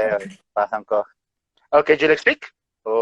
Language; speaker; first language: French; non-native, fluent; Spanish